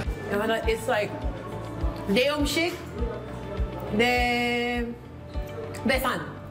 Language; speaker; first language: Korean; non-native, learner; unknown